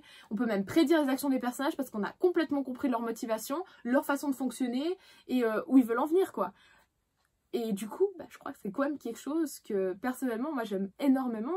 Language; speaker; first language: French; native; French